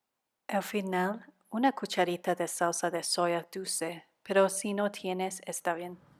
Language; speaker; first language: Spanish; non-native, fluent; Cantonese